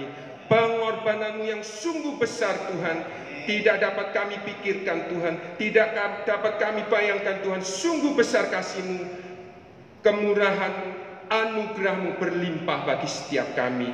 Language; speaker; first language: Malay; native; Malay